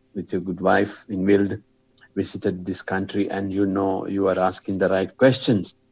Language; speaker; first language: English; non-native, local second language; Sinhala